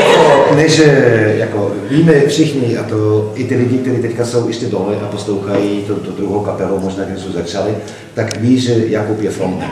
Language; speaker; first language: Czech; non-native, fluent; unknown